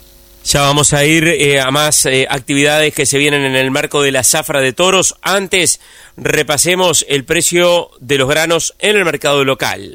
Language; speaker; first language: Spanish; native; Spanish